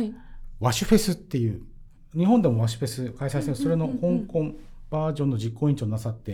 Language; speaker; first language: Japanese; native; Japanese